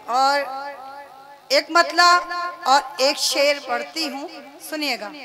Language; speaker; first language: Hindi; native; Hindi